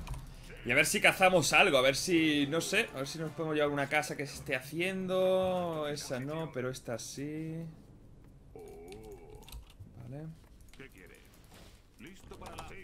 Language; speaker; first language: Spanish; native; Spanish